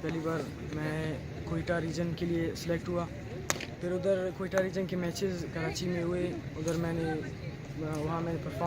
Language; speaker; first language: Hindi; non-native, local second language; Baluchi